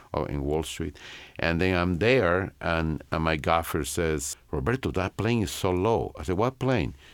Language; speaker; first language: English; non-native, fluent; Spanish